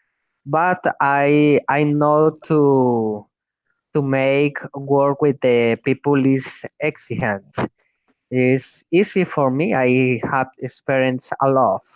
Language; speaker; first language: English; non-native, learner; Spanish